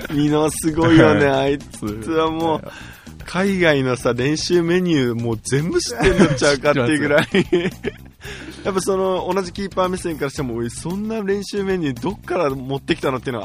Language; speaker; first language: Japanese; native; Japanese